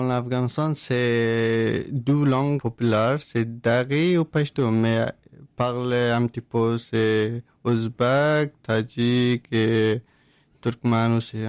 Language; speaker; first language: French; non-native, learner; Persian